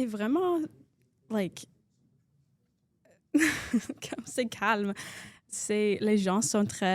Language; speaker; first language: French; non-native, local second language; English